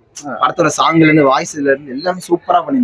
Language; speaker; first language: Tamil; native; Tamil